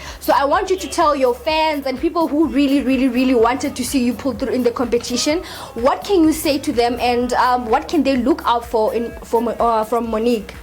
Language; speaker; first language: English; non-native, local second language; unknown